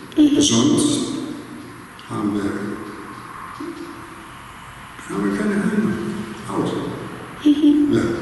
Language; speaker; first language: German; non-native, learner; Greek